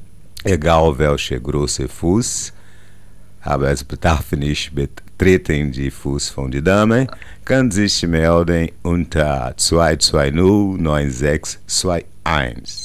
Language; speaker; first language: German; non-native, learner; Portuguese